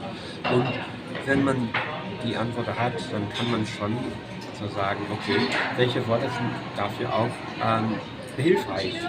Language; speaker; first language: German; non-native, fluent; English